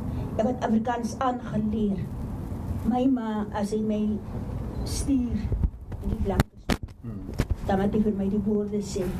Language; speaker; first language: Dutch; non-native, local second language; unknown